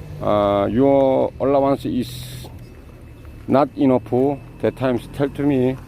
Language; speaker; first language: English; non-native, learner; Korean